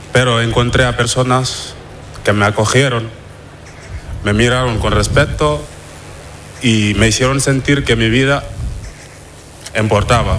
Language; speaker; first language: Spanish; non-native, fluent; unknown